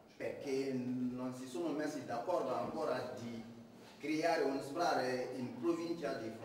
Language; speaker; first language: Italian; non-native, fluent; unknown